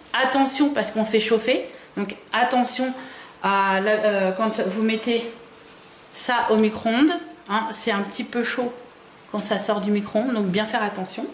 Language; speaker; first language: French; native; French